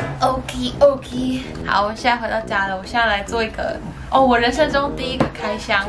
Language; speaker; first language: Chinese; native; Chinese